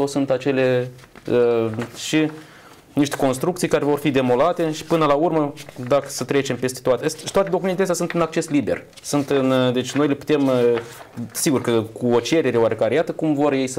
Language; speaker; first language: Romanian; native; Romanian